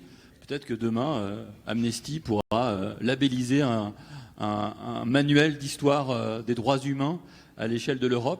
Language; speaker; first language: French; native; French